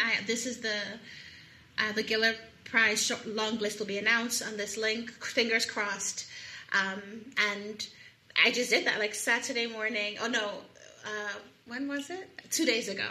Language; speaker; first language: English; non-native, local second language; Yoruba